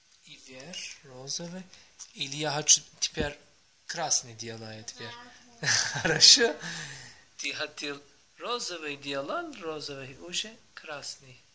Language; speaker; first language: Russian; non-native, learner; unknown